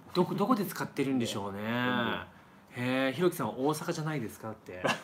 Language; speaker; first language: Japanese; native; Japanese